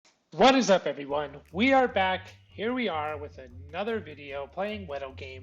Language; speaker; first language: English; native; English